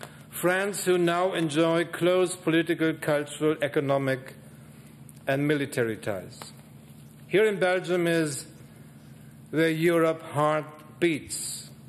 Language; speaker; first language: English; non-native, fluent; German